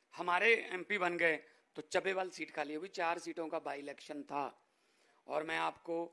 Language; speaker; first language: Hindi; non-native, local second language; Punjabi